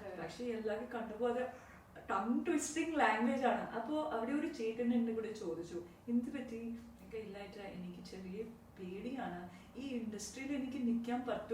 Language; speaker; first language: Malayalam; non-native, fluent; Hindi